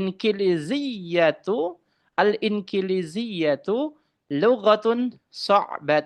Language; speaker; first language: Arabic; non-native, fluent; Indonesian